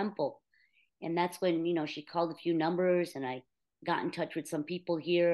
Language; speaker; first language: English; native; English